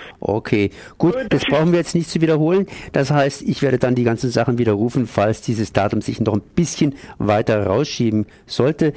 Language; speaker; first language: German; native; German